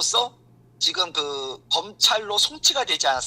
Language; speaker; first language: Korean; native; Korean